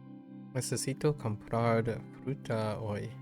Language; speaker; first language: Spanish; non-native, learner; English